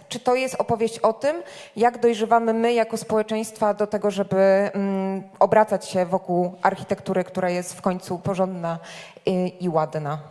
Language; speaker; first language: Polish; native; Polish